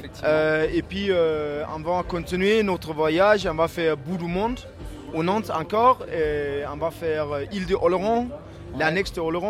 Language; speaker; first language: French; non-native, learner; Danish